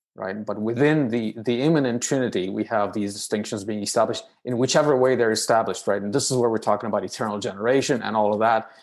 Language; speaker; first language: English; non-native, fluent; Romanian